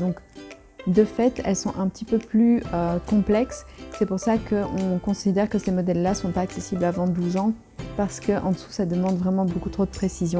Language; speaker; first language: French; native; French